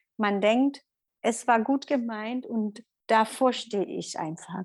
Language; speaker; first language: German; non-native, learner; Tamil